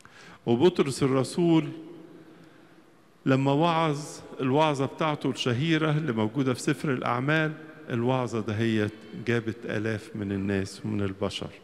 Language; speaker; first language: Arabic; native; Arabic